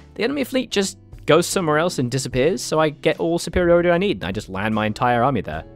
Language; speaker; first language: English; native; English